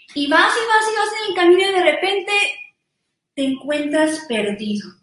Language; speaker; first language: Spanish; early bilingual, heritage; Spanish